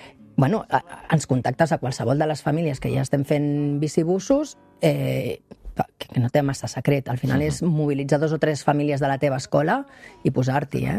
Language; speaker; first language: Catalan; native; Catalan